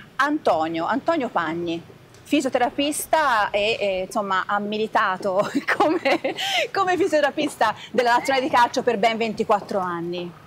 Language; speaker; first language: Italian; native; Italian